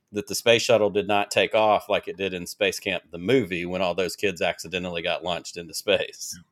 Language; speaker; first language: English; native; English